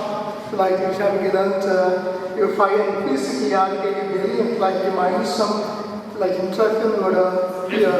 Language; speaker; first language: German; non-native, learner; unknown